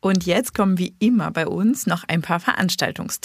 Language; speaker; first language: German; native; German